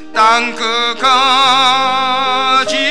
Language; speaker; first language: Korean; native; Korean